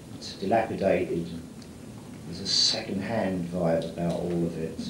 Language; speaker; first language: English; native; English